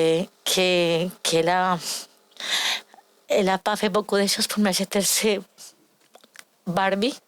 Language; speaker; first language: French; non-native, learner; Spanish